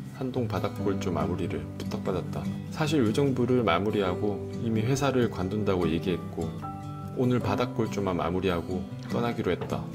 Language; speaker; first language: Korean; native; Korean